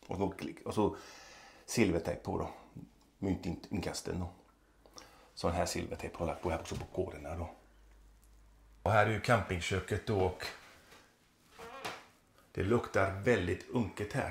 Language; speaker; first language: Swedish; native; Swedish